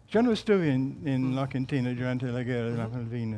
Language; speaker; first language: Spanish; non-native, fluent; English